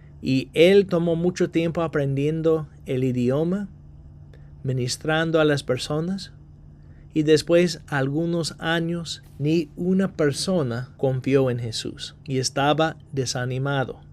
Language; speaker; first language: Spanish; non-native, fluent; English